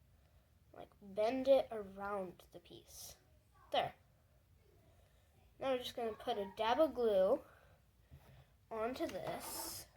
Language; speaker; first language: English; native; English